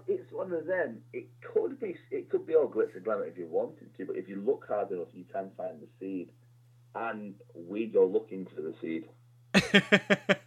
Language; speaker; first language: English; native; English